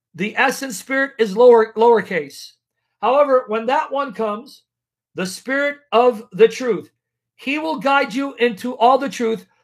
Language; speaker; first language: English; native; English